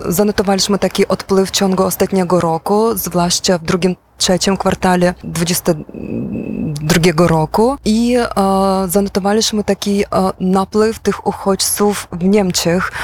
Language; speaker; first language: Polish; non-native, fluent; Ukrainian